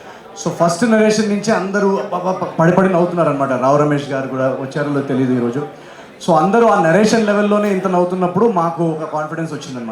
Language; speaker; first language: Telugu; native; Telugu